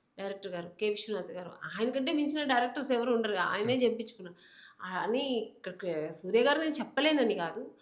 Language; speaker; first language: Telugu; native; Telugu